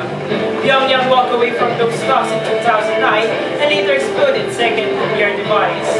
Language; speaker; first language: English; non-native, local second language; Filipino